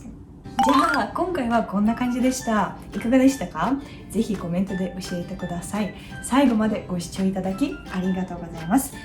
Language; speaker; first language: Japanese; non-native, fluent; Russian